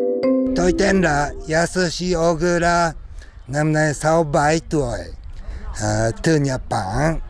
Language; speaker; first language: Vietnamese; non-native, learner; Japanese